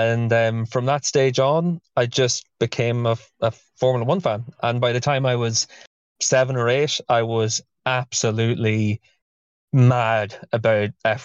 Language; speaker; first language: English; native; English